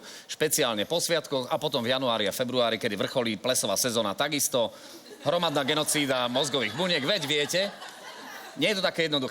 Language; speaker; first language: Slovak; native; Slovak